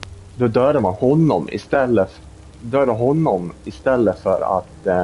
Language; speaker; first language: Swedish; native; Swedish